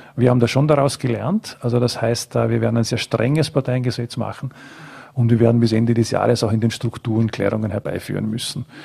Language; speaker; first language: German; native; German